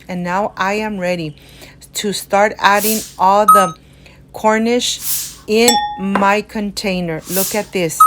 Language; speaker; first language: English; non-native, fluent; Spanish